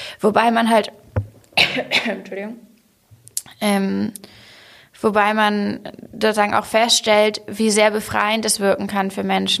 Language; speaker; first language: German; native; German